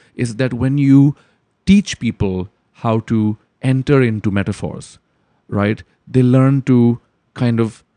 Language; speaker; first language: English; non-native, local second language; Urdu